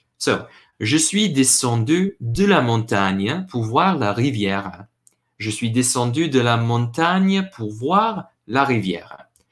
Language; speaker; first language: French; non-native, learner; English